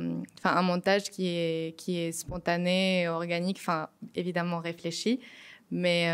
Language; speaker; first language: French; non-native, fluent; Spanish